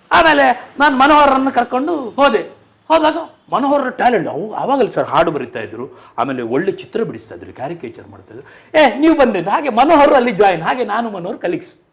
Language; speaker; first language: Kannada; non-native, local second language; Tulu